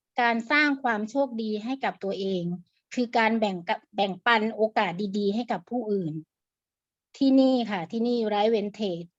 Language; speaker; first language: Thai; native; Thai